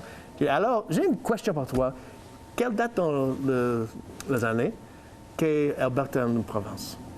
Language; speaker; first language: French; non-native, learner; English